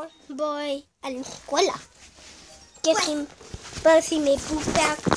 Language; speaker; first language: Spanish; early bilingual, heritage; Spanish